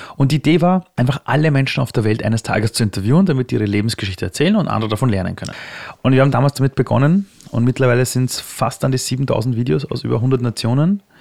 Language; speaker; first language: German; early bilingual, other home language; Persian